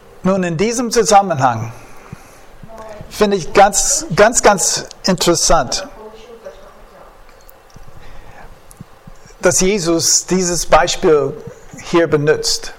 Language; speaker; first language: German; non-native, fluent; English